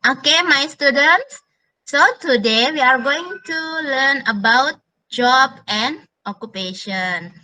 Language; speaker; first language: English; non-native, learner; Indonesian